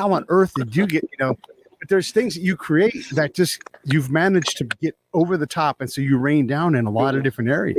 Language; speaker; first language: English; native; English